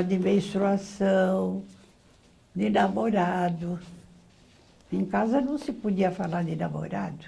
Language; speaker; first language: Portuguese; early bilingual, other home language; Arabic